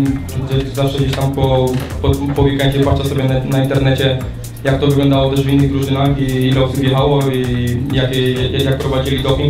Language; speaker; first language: Polish; native; Polish